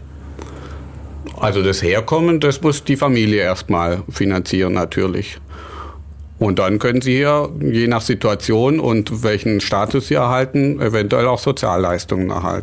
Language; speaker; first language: German; native; German